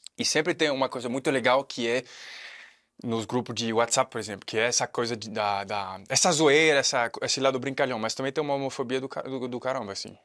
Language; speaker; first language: Portuguese; non-native, fluent; French